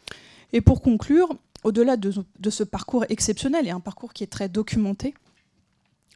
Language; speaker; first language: French; native; French